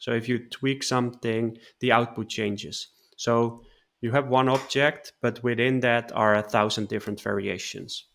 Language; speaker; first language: English; non-native, fluent; Dutch